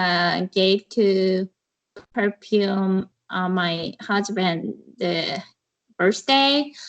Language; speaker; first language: English; non-native, learner; Korean